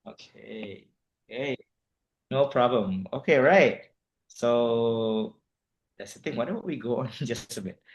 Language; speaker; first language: English; non-native, fluent; Indonesian